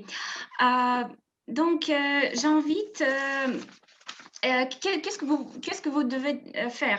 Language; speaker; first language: French; non-native, fluent; Russian